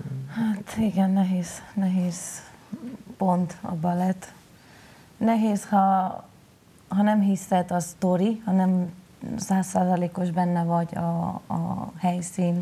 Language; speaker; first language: Hungarian; non-native, local second language; Spanish